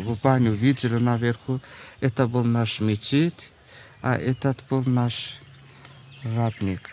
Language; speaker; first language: Russian; non-native, local second language; Azerbaijani